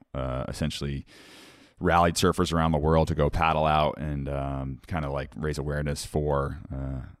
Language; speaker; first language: English; native; English